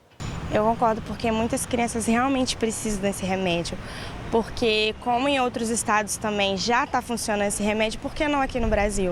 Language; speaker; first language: Portuguese; native; Portuguese